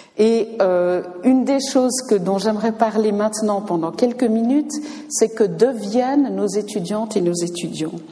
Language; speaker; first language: French; native; French